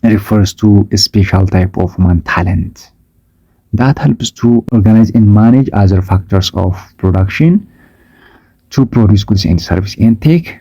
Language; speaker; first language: English; non-native, local second language; Amharic